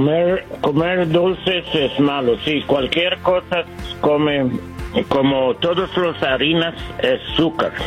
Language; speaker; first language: Spanish; non-native, learner; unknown